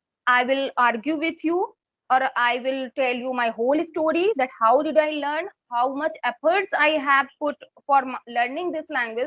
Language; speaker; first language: English; non-native, fluent; Hindi